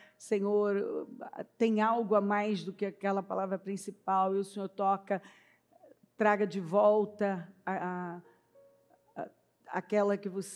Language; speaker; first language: Portuguese; native; Portuguese